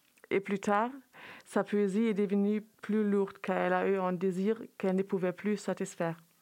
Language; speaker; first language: French; non-native, fluent; German